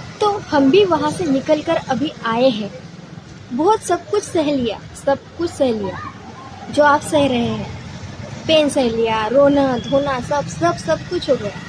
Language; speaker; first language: Hindi; non-native, local second language; Marathi